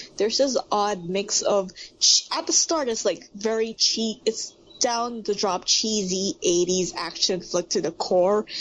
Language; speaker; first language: English; non-native, local second language; Filipino